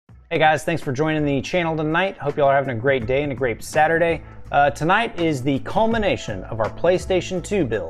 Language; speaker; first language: English; native; English